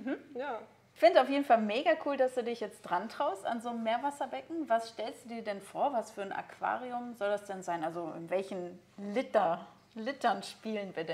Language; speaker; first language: German; native; German